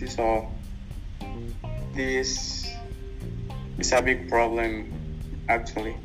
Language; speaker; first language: English; non-native, learner; Spanish